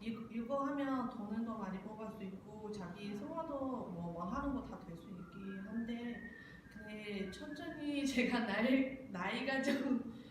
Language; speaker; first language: Korean; non-native, learner; Chinese